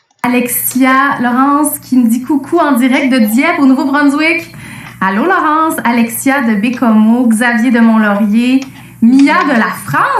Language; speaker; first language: French; native; French